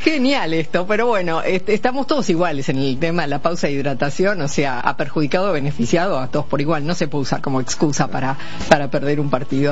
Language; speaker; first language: Spanish; native; Spanish